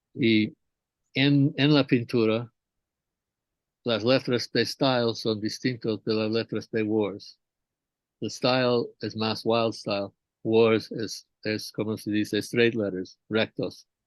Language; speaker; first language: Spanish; non-native, fluent; English